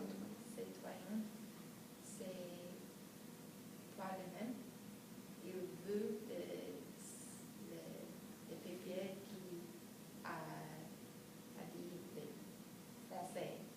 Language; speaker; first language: French; non-native, learner; English